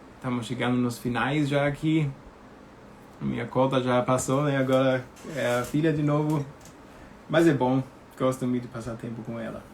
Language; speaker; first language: Portuguese; non-native, fluent; German